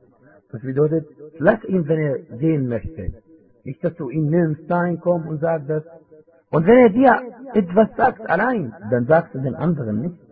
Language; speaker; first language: German; non-native, fluent; Arabic